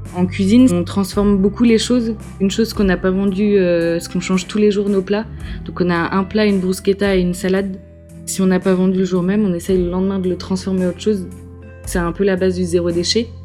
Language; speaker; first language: French; native; French